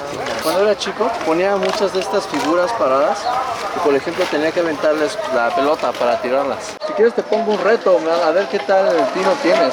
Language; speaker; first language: Spanish; native; Spanish